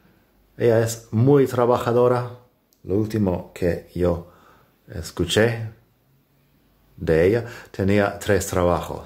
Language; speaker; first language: Spanish; non-native, fluent; English